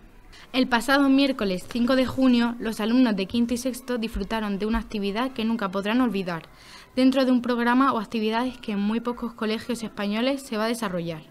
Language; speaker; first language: Spanish; native; Spanish